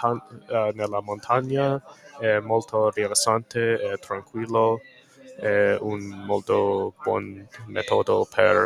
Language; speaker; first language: Italian; non-native, learner; English